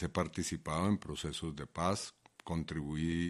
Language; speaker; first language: Spanish; native; Spanish